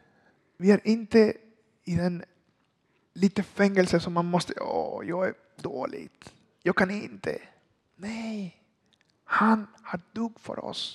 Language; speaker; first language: Swedish; non-native, learner; Spanish